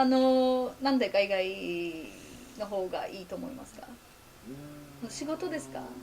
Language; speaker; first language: Japanese; non-native, fluent; Polish